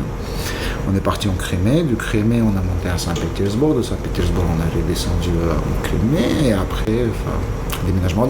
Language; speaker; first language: French; non-native, fluent; Russian